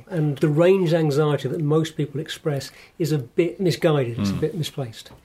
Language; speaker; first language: English; native; English